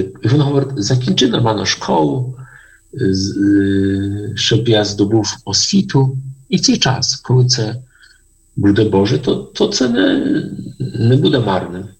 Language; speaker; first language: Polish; non-native, learner; Ukrainian